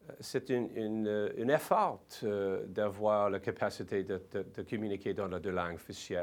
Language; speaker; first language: French; non-native, learner; English